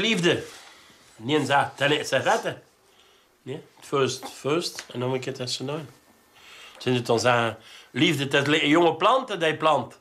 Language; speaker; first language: Dutch; native; Dutch